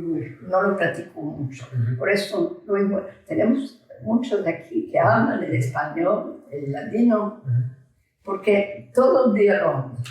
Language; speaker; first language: Spanish; early bilingual, heritage; Ladino